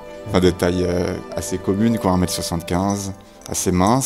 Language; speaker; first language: French; native; French